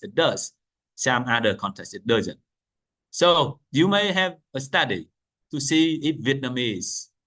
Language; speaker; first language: English; non-native, fluent; Vietnamese